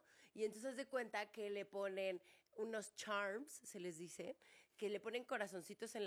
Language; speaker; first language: Spanish; native; Spanish